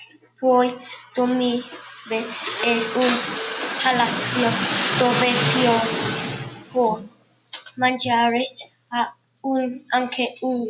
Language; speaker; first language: Italian; non-native, learner; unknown